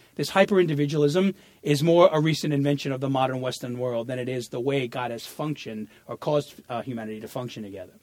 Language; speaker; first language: English; early bilingual, other home language; Italian